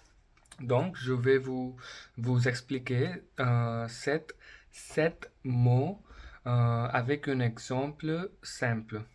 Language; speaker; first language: French; non-native, learner; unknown